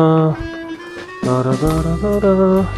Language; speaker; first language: Korean; native; Korean